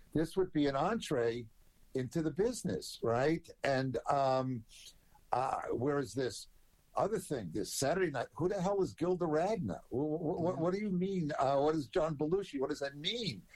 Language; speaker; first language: English; native; English